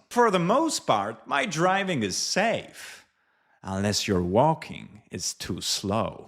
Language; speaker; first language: English; non-native, fluent; Polish